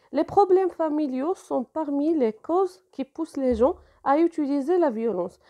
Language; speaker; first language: French; non-native, local second language; Arabic